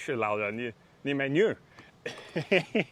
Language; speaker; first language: Chinese; non-native, learner; English